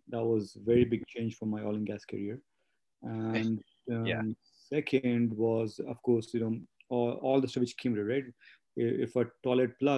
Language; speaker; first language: English; non-native, local second language; Hindi